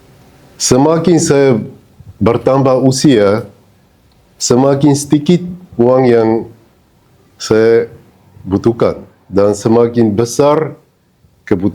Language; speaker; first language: Indonesian; non-native, fluent; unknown